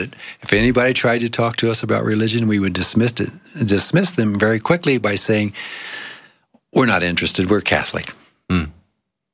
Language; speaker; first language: English; native; English